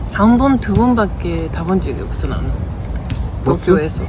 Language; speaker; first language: Korean; non-native, learner; Japanese